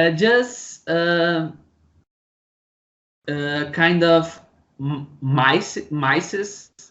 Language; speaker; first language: English; non-native, learner; Portuguese